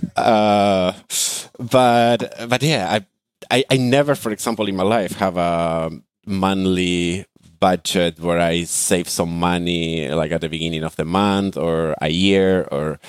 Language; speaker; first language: English; non-native, fluent; Spanish